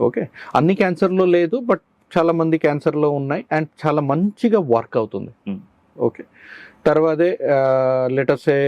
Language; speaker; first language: Telugu; non-native, learner; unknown